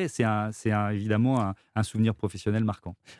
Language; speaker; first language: French; native; French